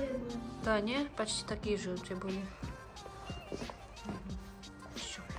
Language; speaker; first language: Russian; native; Russian